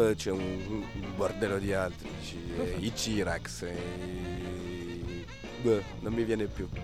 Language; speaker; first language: Italian; non-native, fluent; French